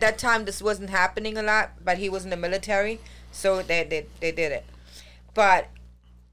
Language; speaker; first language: English; non-native, fluent; German